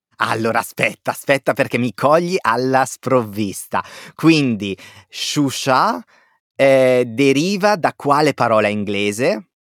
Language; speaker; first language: Italian; native; Italian